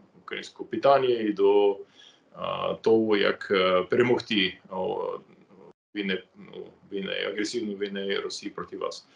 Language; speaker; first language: Ukrainian; non-native, fluent; English